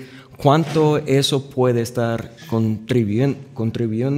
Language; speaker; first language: Spanish; non-native, fluent; English